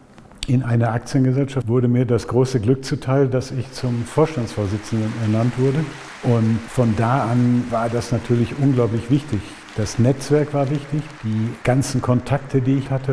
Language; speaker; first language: German; native; German